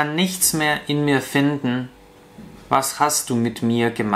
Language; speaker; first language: German; non-native, fluent; Russian